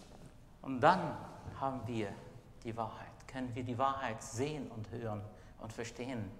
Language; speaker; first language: German; non-native, fluent; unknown